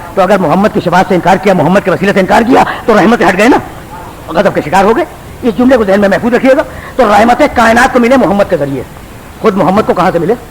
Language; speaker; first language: Urdu; native; Urdu